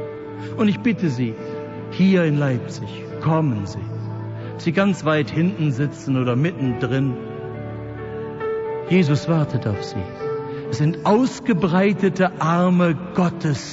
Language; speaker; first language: German; native; German